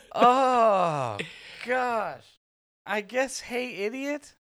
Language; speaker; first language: English; native; English